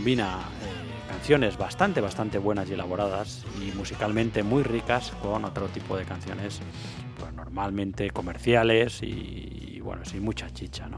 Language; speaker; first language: Spanish; native; Spanish